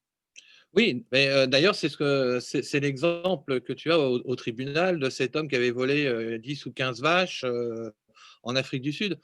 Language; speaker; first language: French; native; French